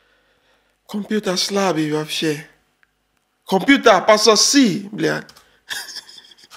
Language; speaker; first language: Russian; non-native, learner; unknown